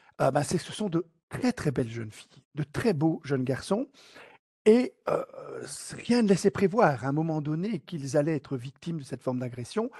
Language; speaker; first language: French; native; French